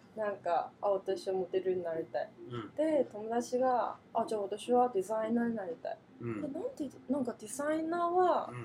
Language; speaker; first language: Japanese; non-native, fluent; Chinese